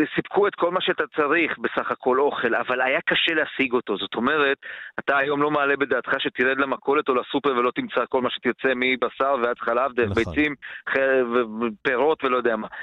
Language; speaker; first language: Hebrew; non-native, fluent; Romanian